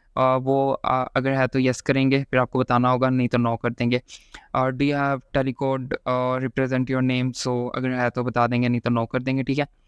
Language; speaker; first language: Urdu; native; Urdu